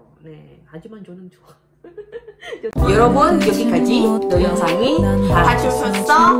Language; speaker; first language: Korean; non-native, learner; Indonesian